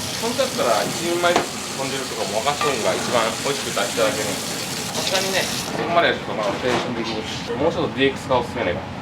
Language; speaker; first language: Japanese; native; Japanese